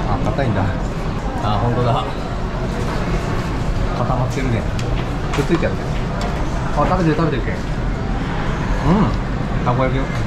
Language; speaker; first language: Japanese; native; Japanese